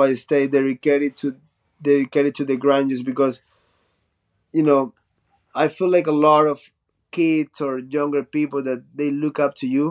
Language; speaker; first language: English; non-native, fluent; Spanish